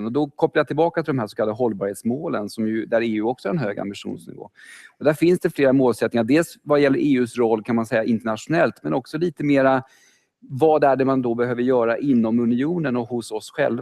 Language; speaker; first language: Swedish; native; Swedish